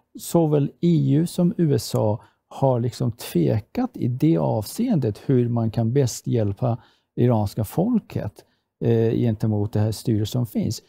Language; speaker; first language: Swedish; non-native, fluent; Persian